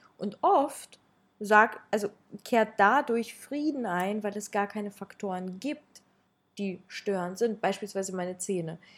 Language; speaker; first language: German; early bilingual, other home language; Russian